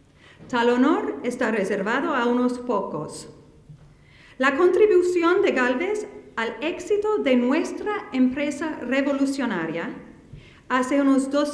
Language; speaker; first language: Spanish; non-native, fluent; English